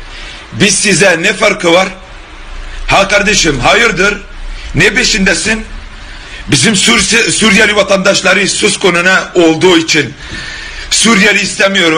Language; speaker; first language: Turkish; non-native, learner; Arabic